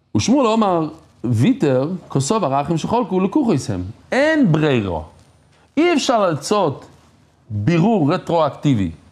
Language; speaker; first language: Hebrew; non-native, fluent; English